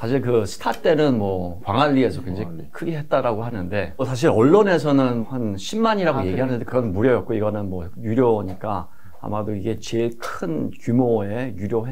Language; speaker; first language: Korean; native; Korean